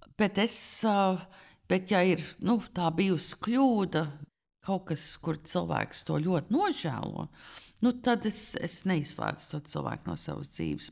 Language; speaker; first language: Latvian; early bilingual, heritage; Latvian